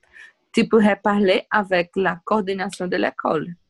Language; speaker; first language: French; non-native, learner; Portuguese